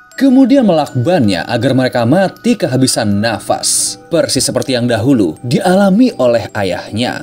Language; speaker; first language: Indonesian; native; Indonesian